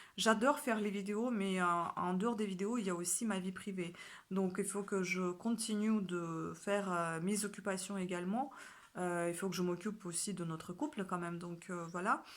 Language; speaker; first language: French; native; French